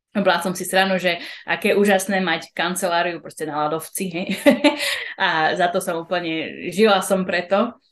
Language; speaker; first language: Slovak; early bilingual, heritage; Slovak